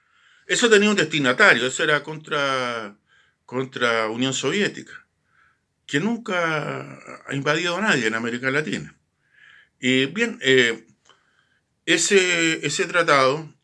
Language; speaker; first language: Spanish; native; Spanish